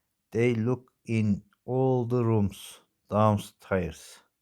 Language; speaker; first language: English; non-native, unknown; Turkish